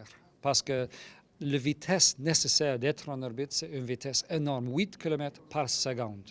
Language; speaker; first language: French; non-native, local second language; English